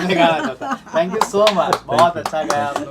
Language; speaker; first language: Hindi; native; Hindi